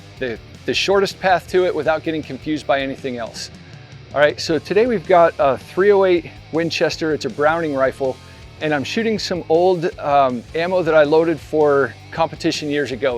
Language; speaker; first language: English; native; English